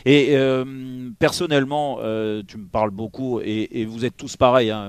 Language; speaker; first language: French; native; French